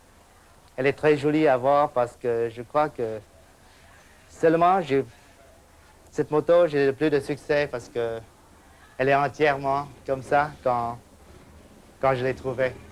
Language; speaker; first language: French; non-native, fluent; Vietnamese